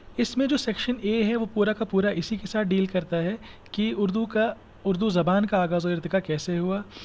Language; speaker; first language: Hindi; non-native, local second language; Kashmiri